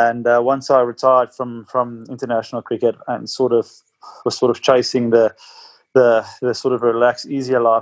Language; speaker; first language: English; non-native, local second language; Afrikaans